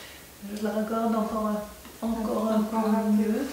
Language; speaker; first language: French; non-native, local second language; German